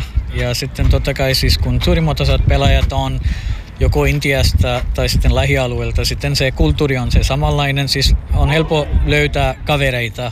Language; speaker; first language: Finnish; non-native, fluent; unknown